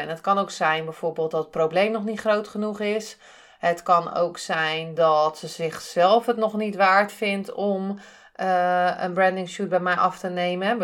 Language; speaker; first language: Dutch; native; Dutch